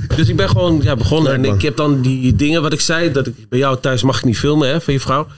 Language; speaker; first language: Dutch; native; Dutch